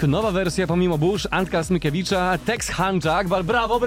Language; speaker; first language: Polish; native; Polish